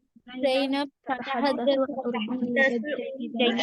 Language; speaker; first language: Arabic; non-native, learner; Tamil